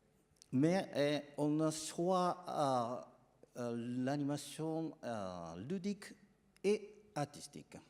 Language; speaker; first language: French; non-native, learner; Japanese